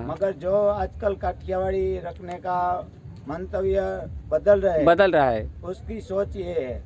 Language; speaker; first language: Hindi; non-native, local second language; Gujarati